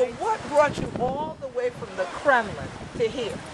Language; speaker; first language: English; native; English